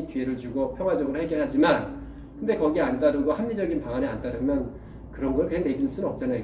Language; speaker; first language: Korean; native; Korean